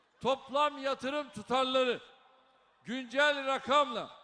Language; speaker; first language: Turkish; native; Turkish